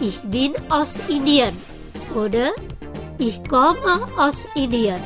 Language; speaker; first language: German; non-native, fluent; Indonesian